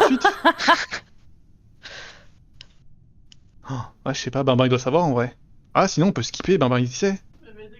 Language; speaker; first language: French; native; French